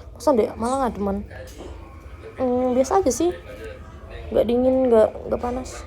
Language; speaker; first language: Indonesian; native; Indonesian